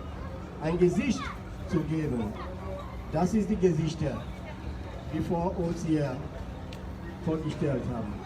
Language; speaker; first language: German; non-native, fluent; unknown